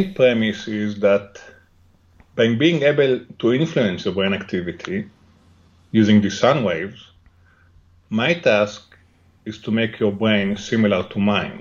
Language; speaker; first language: English; non-native, fluent; Hebrew